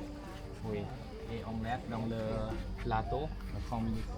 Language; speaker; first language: French; non-native, fluent; Thai